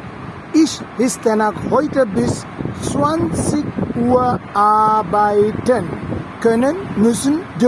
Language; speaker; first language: German; non-native, fluent; Sinhala